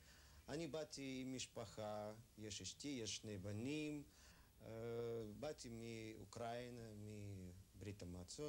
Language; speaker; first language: Hebrew; non-native, learner; Russian